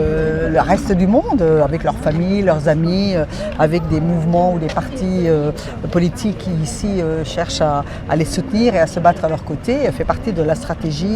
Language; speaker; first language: French; native; French